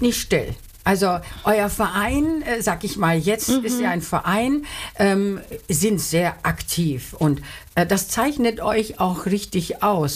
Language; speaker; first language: German; early bilingual, other home language; Turkish